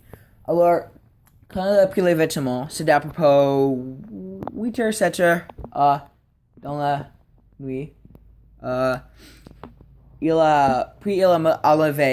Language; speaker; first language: French; non-native, learner; English